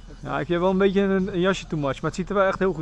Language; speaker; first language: Dutch; native; Dutch